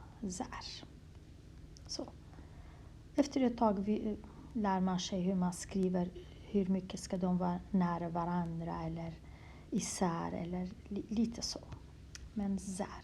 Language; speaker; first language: Swedish; non-native, fluent; Kurdish